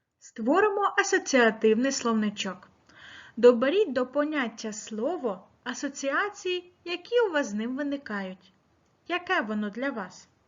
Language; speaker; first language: Ukrainian; native; Ukrainian